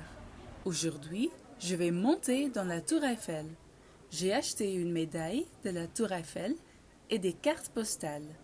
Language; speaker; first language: French; non-native, learner; Dutch